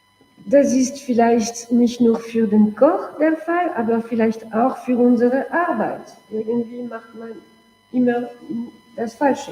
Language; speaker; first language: German; non-native, local second language; French